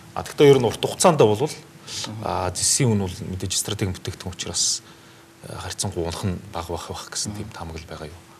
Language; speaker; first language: Mongolian; native; Mongolian